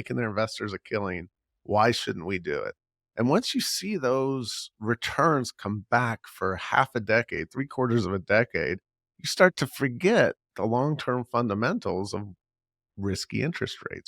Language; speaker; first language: English; native; English